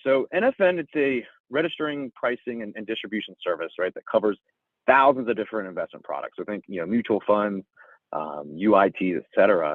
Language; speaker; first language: English; native; English